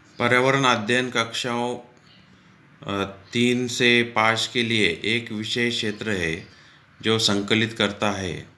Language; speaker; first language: Hindi; non-native, local second language; Marathi